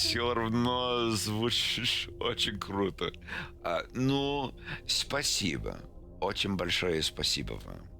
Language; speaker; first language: Russian; non-native, learner; English